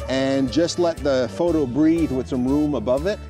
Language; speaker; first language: English; native; English